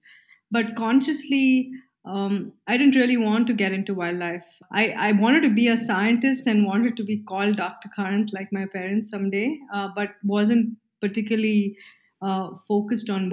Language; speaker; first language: English; non-native, local second language; Kannada